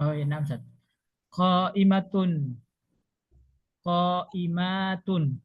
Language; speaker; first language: Arabic; non-native, learner; Indonesian